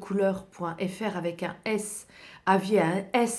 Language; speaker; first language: French; native; French